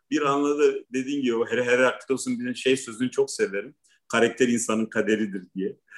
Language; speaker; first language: Turkish; non-native, local second language; Kurdish